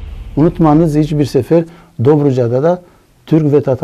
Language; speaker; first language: Turkish; non-native, learner; Crimean Tatar